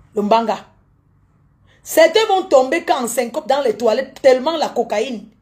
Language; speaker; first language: French; native; French